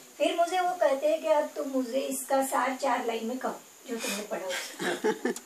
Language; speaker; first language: Hindi; non-native, local second language; Gujarati